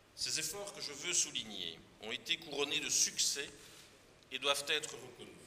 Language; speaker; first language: French; native; French